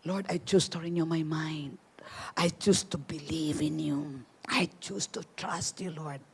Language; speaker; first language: English; non-native, local second language; Filipino